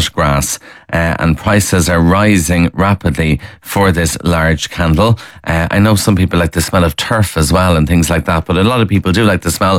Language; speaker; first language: English; native; English